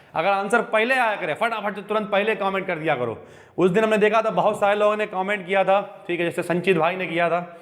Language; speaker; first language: Hindi; native; Hindi